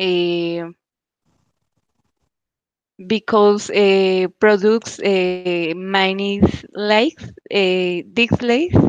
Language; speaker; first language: English; non-native, learner; Spanish